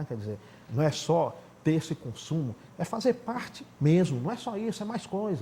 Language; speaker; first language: Portuguese; native; Portuguese